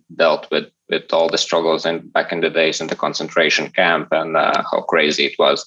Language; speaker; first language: English; non-native, fluent; Latvian